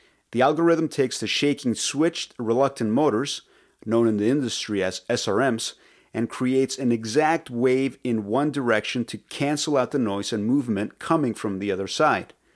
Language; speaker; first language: English; early bilingual, other home language; Spanish